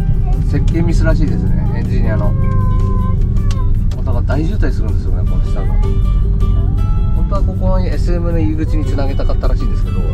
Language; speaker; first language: Japanese; native; Japanese